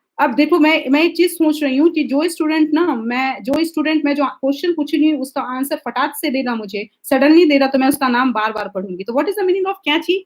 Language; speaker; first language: Hindi; native; Hindi